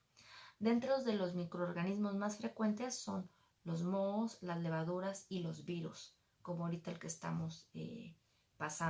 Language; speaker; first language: Spanish; native; Spanish